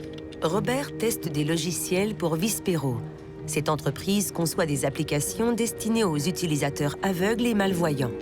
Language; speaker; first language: French; native; French